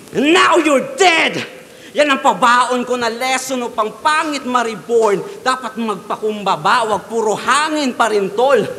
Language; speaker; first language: Filipino; native; Filipino